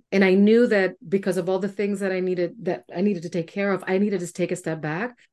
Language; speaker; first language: English; non-native, fluent; Spanish